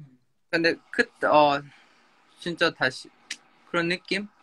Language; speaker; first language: Korean; non-native, fluent; Thai